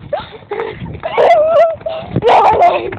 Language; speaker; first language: Spanish; native; Spanish